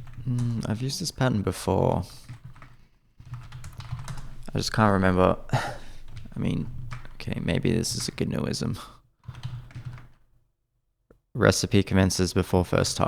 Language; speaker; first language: English; native; English